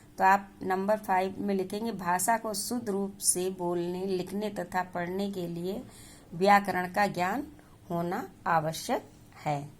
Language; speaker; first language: Hindi; native; Hindi